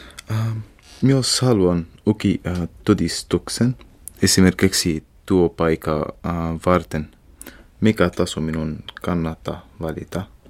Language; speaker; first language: Finnish; non-native, learner; Arabic